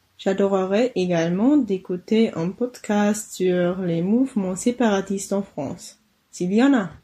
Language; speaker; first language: French; non-native, fluent; German